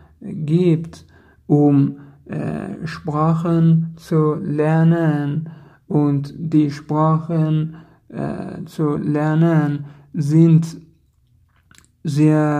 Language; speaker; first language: German; non-native, learner; Persian